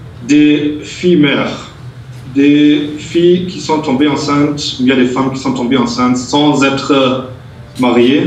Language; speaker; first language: French; non-native, fluent; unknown